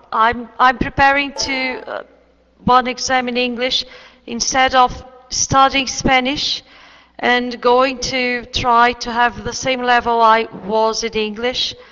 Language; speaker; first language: English; non-native, fluent; Portuguese